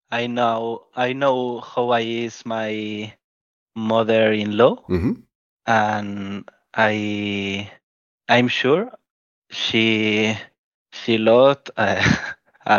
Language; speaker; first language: English; non-native, learner; Spanish